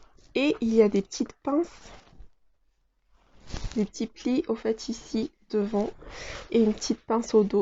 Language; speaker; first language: French; native; French